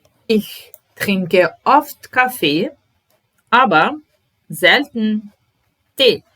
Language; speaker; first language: German; non-native, fluent; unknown